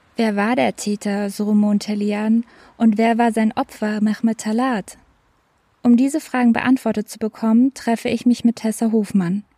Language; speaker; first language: German; native; German